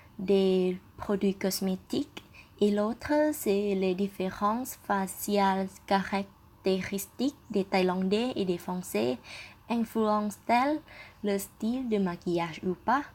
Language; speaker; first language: French; non-native, fluent; Thai